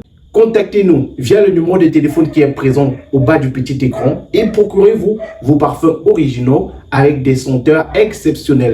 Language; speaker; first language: French; native; French